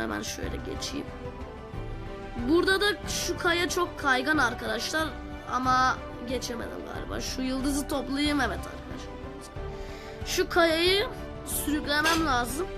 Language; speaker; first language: Turkish; native; Turkish